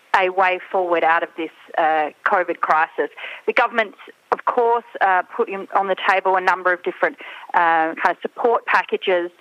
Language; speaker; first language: English; native; English